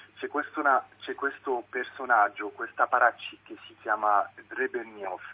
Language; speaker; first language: Italian; non-native, fluent; French